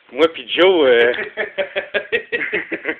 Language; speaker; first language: French; native; French